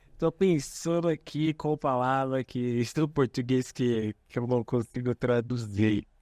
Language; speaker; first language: Portuguese; non-native, fluent; Haitian Creole